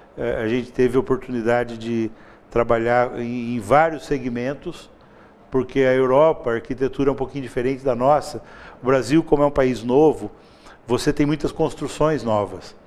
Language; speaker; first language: Portuguese; native; Portuguese